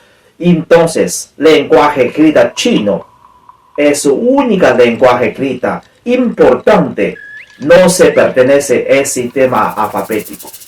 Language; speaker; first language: Spanish; non-native, learner; Chinese